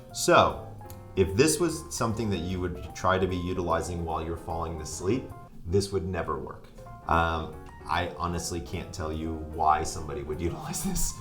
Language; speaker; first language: English; native; English